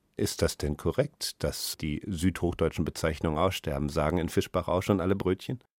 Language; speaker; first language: German; native; German